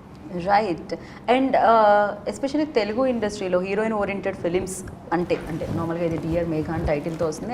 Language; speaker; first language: Telugu; native; Telugu